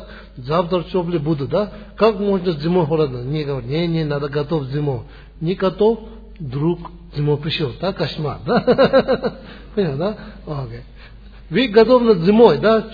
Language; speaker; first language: Russian; non-native, learner; Tibetan